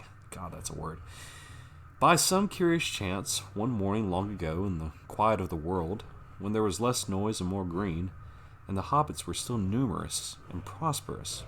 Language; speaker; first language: English; native; English